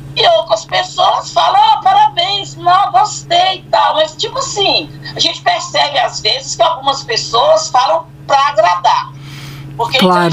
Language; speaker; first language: Portuguese; native; Portuguese